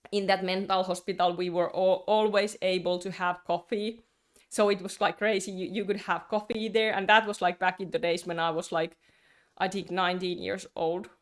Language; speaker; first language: English; non-native, fluent; Finnish